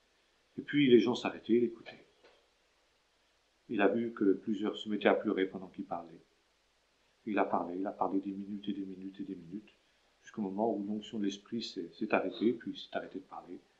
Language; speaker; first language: French; native; French